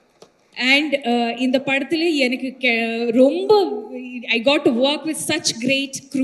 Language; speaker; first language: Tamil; non-native, learner; Malayalam